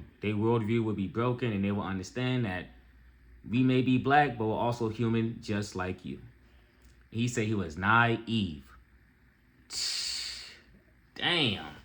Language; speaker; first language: English; native; English